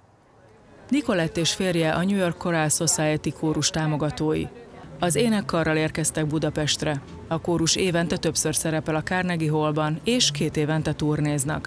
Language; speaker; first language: Hungarian; native; Hungarian